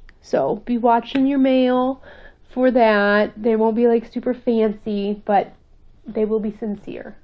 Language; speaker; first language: English; native; English